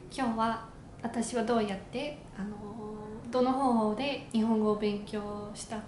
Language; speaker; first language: Japanese; non-native, learner; English